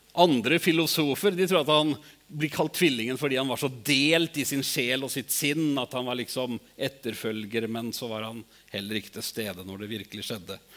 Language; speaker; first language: Norwegian; native; Norwegian